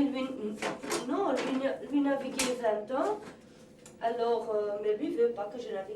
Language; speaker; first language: French; non-native, learner; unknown